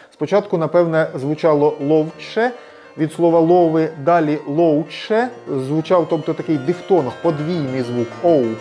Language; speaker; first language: Ukrainian; native; Ukrainian